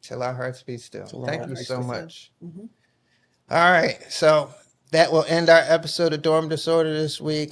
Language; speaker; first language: English; native; English